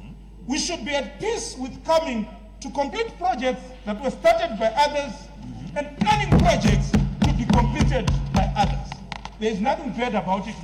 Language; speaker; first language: English; non-native, local second language; Shona